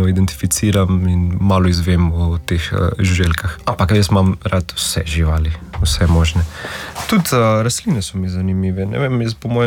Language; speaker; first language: Slovenian; non-native, fluent; Spanish